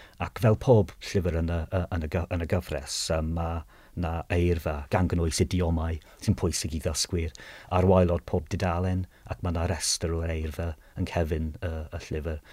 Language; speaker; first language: Welsh; non-native, fluent; English